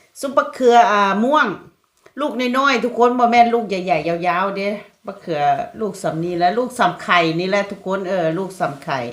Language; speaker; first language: Thai; non-native, local second language; Lao